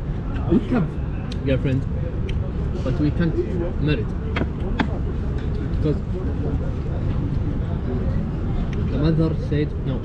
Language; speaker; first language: English; non-native, learner; Arabic